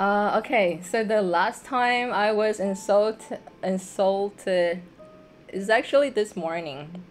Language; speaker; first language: English; non-native, fluent; Vietnamese